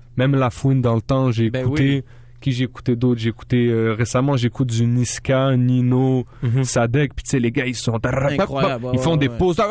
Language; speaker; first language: French; early bilingual, other home language; Arabic